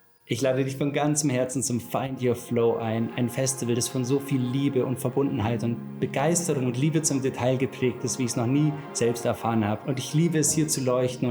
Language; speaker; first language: German; native; German